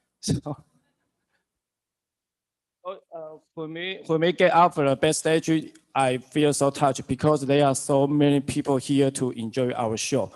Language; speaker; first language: English; non-native, learner; Chinese